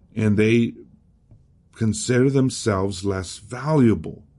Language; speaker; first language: English; early bilingual, other home language; Spanish